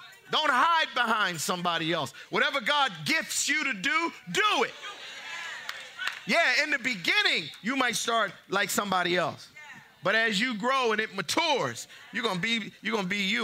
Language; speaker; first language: English; native; English